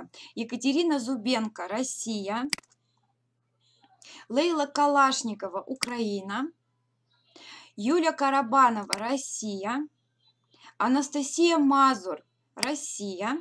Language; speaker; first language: Russian; native; Russian